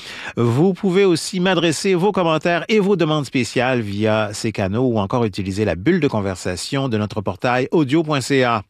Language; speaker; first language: French; native; French